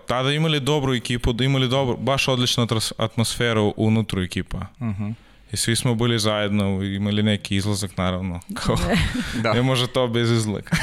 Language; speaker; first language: Serbian; non-native, learner; Russian